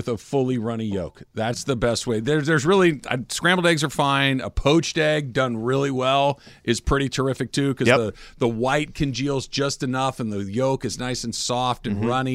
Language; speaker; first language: English; native; English